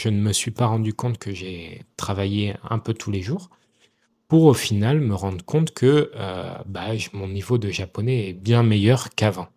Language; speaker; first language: French; native; French